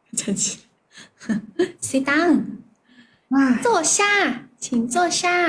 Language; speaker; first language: Chinese; non-native, learner; Thai